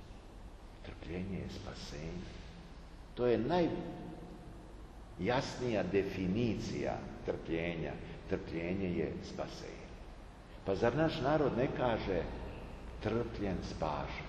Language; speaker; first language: Serbian; native; Serbian